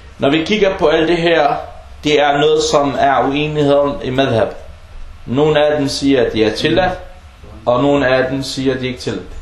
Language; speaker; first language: Danish; early bilingual, other home language; Arabic